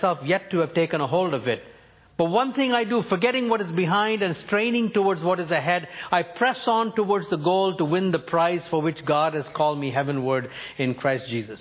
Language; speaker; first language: English; non-native, local second language; Tamil